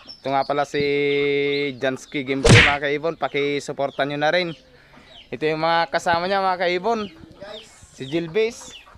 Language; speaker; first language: Filipino; native; Filipino